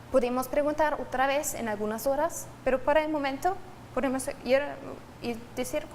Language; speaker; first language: Spanish; non-native, fluent; German